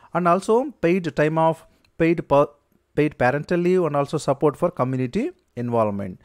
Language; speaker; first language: English; non-native, local second language; Telugu